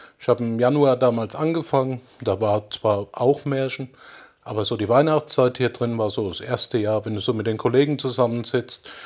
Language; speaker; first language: German; non-native, fluent; Portuguese